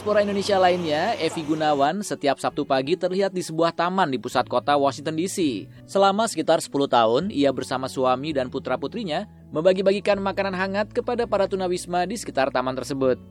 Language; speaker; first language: Indonesian; native; Indonesian